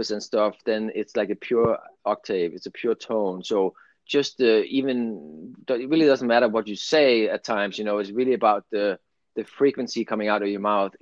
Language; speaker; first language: English; non-native, fluent; Danish